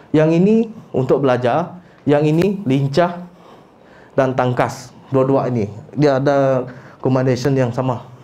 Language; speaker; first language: Malay; non-native, local second language; Iban